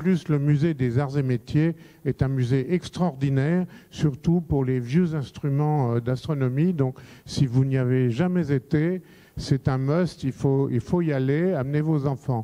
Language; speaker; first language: French; native; French